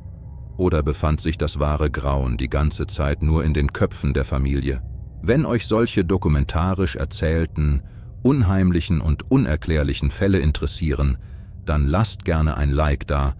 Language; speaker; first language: German; native; German